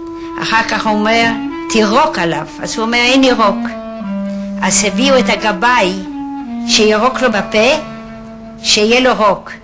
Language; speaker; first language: Hebrew; non-native, fluent; Yiddish